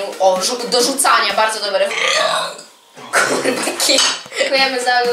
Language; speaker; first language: Polish; native; Polish